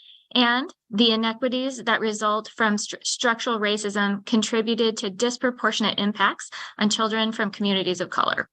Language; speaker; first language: English; native; English